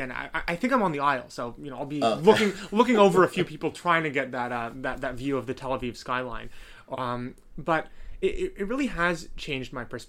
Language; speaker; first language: English; native; English